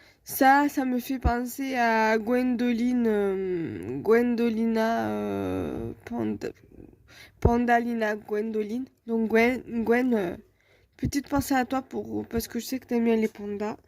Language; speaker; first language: French; native; French